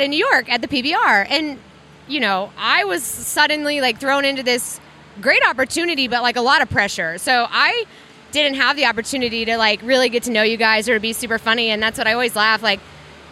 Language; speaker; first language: English; native; English